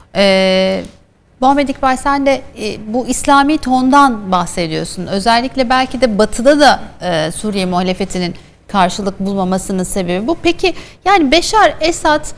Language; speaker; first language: Turkish; native; Turkish